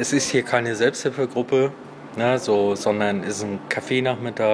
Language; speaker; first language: German; native; German